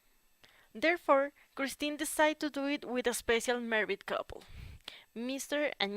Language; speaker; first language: English; non-native, learner; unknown